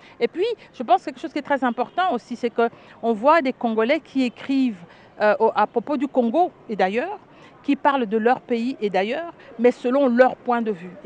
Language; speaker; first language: French; non-native, local second language; Lingala